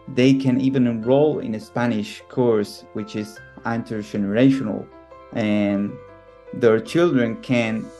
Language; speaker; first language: English; non-native, fluent; Spanish